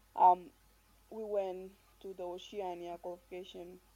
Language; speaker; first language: English; non-native, fluent; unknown